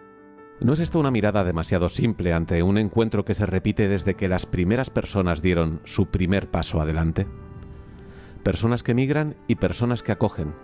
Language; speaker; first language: Spanish; native; Spanish